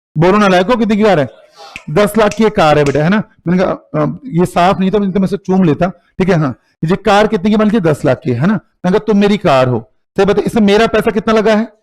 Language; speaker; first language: Hindi; native; Hindi